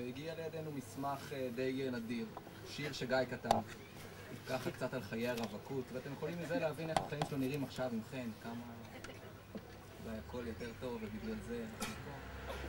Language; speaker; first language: Hebrew; native; Hebrew